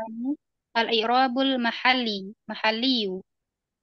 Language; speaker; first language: Arabic; non-native, learner; Indonesian